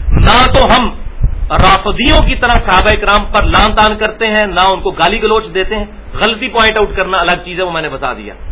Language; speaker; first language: Urdu; non-native, local second language; Punjabi